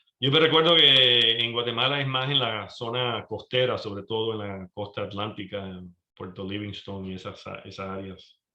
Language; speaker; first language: Spanish; early bilingual, heritage; Spanish